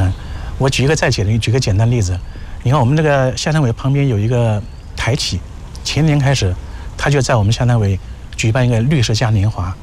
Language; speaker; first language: Chinese; native; Chinese